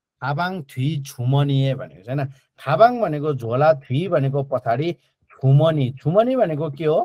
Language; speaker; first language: Korean; non-native, learner; Nepali